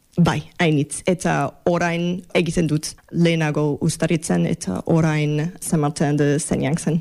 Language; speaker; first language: Basque; non-native, learner; English